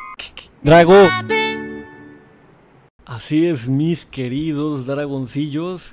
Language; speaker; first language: Spanish; native; Spanish